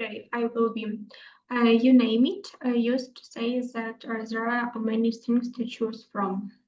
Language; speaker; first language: English; non-native, learner; Ukrainian